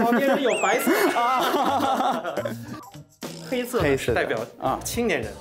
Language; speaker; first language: Chinese; native; Chinese